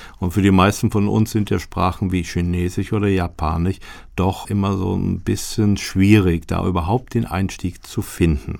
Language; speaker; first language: German; native; German